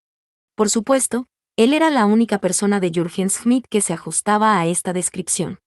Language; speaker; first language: Spanish; native; Spanish